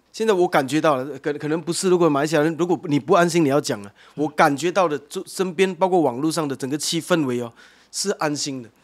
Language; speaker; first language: Chinese; native; Chinese